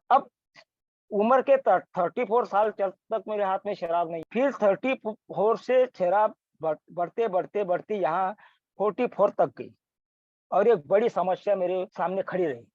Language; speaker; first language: Hindi; non-native, local second language; Marathi